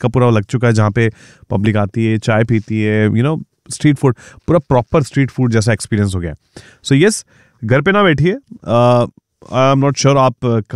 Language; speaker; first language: Hindi; native; Hindi